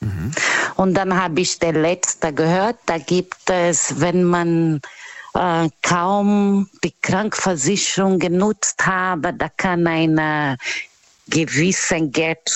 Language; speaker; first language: German; non-native, learner; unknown